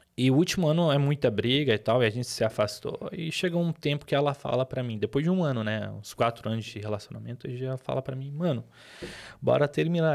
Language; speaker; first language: Portuguese; early bilingual, other home language; Arabic